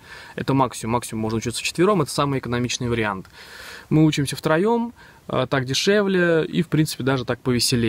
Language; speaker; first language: Russian; native; Russian